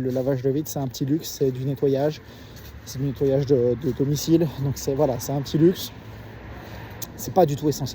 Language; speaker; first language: French; native; French